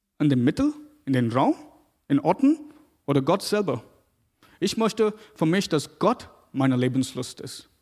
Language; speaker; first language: German; non-native, fluent; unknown